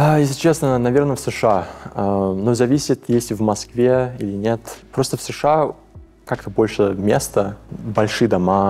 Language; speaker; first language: Russian; early bilingual, heritage; English